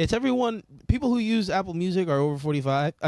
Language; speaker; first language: English; native; English